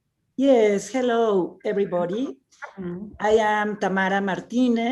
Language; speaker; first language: English; non-native, learner; Spanish